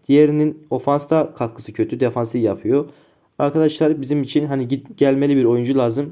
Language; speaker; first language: Turkish; native; Turkish